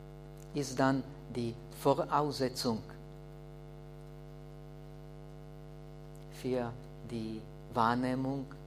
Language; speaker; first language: German; non-native, fluent; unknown